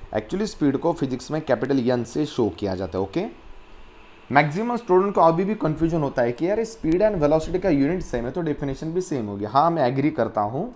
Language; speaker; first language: Hindi; non-native, local second language; Marathi